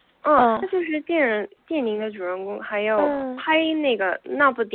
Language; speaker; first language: Chinese; non-native, learner; Korean